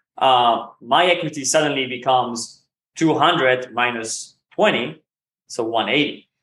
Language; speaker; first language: English; non-native, fluent; Hebrew